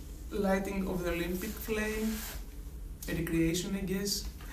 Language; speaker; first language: English; non-native, fluent; Greek